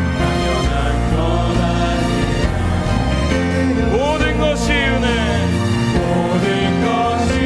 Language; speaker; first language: Korean; native; Korean